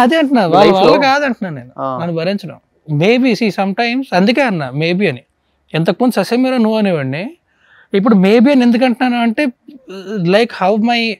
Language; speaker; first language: Telugu; native; Telugu